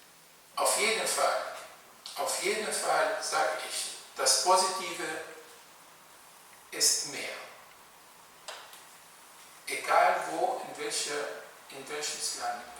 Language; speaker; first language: German; non-native, fluent; Arabic